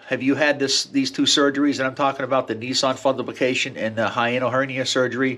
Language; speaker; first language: English; native; English